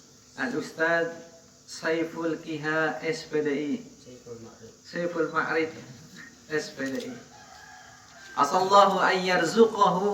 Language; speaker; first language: Arabic; non-native, fluent; Indonesian